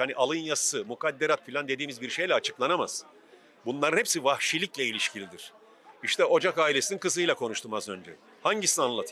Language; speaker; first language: Turkish; native; Turkish